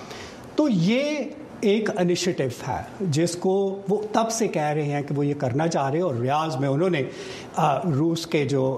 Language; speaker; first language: Urdu; native; Urdu